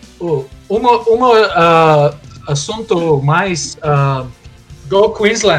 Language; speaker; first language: Portuguese; non-native, learner; English